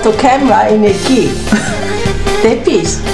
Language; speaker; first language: Greek; non-native, learner; English